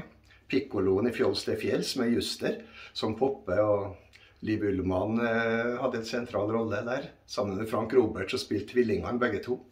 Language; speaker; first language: Norwegian; native; Norwegian